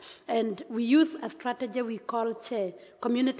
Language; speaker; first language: English; non-native, local second language; Kikuyu